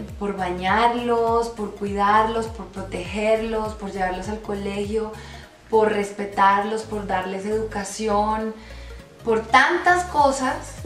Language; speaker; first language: Spanish; native; Spanish